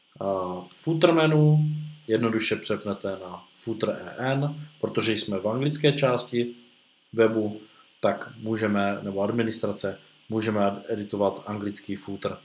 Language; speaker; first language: Czech; native; Czech